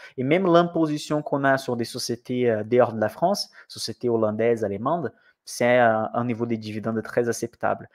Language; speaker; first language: French; non-native, fluent; Portuguese